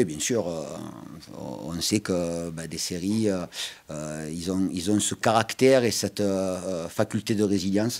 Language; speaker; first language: French; native; French